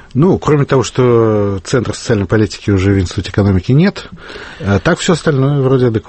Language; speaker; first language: Russian; native; Russian